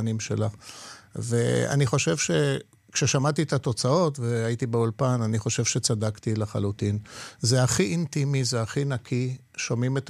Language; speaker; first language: Hebrew; non-native, local second language; Polish